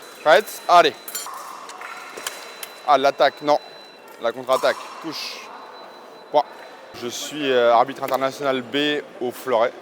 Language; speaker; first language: French; native; French